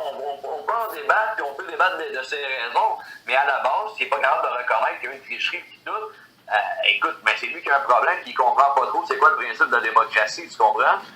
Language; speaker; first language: French; native; French